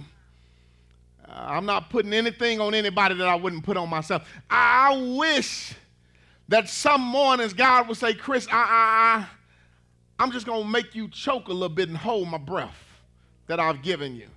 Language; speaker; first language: English; native; English